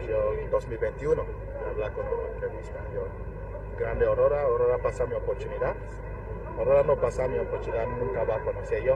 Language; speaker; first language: Spanish; non-native, learner; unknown